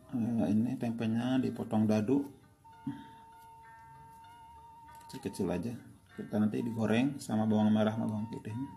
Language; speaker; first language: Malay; non-native, local second language; Sundanese